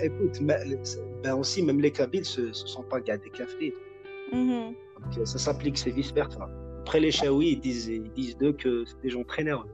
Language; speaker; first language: French; non-native, local second language; Kabyle